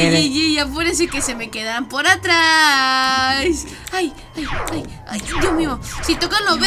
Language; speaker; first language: Spanish; native; Spanish